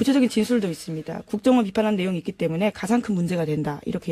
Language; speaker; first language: Korean; native; Korean